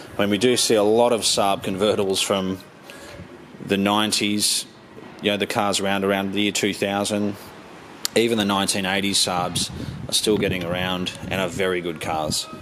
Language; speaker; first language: English; native; English